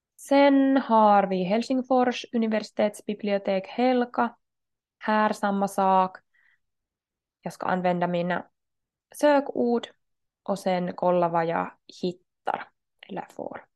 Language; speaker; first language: Swedish; non-native, local second language; Finnish